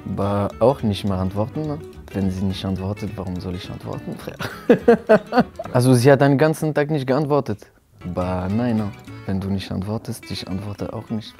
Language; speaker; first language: German; non-native, learner; French